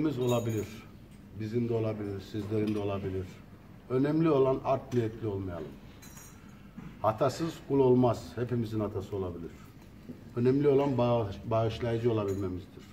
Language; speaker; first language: Turkish; native; Turkish